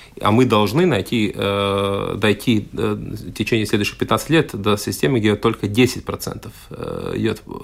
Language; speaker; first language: Russian; non-native, local second language; Latvian